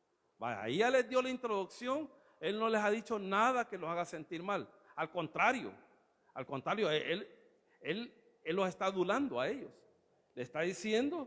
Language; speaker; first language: Spanish; native; Spanish